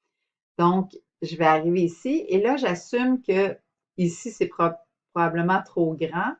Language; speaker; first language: French; native; French